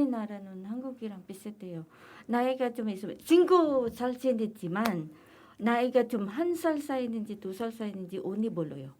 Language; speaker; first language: Korean; non-native, learner; Filipino